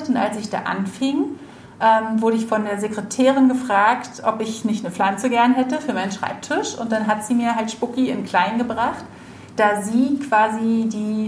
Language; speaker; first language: German; native; German